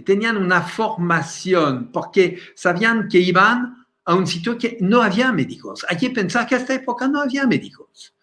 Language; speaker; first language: Spanish; non-native, fluent; French